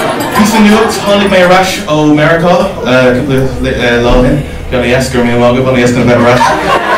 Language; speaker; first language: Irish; non-native, learner; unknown